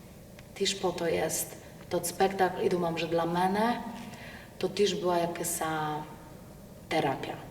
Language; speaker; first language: Polish; non-native, local second language; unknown